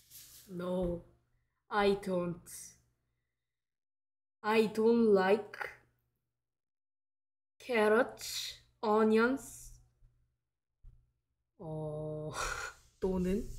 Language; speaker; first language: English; non-native, learner; Korean